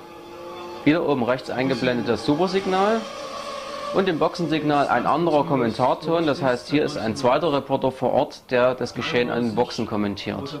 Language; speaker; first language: German; native; German